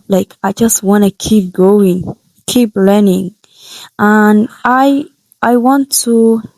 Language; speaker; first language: English; non-native, learner; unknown